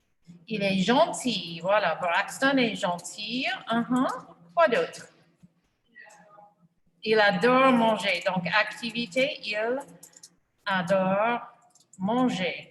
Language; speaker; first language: French; non-native, fluent; English